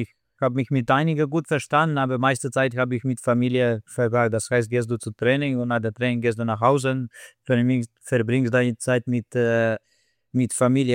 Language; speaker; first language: German; non-native, fluent; Slovenian